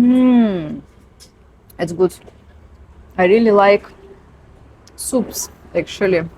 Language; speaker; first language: English; non-native, fluent; Russian